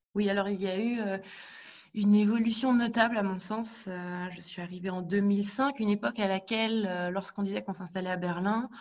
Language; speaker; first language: French; native; French